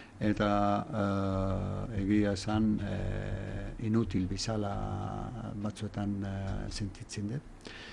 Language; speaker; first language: Basque; non-native, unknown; Arabic